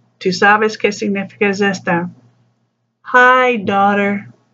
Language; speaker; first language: Spanish; non-native, learner; English